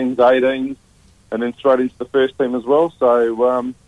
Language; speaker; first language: English; native; English